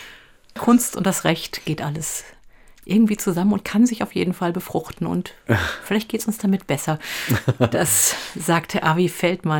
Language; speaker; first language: German; native; German